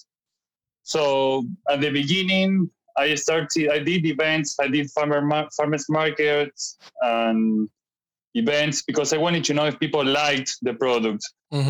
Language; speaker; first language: English; non-native, fluent; Spanish